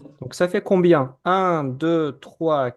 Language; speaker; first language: French; non-native, fluent; Azerbaijani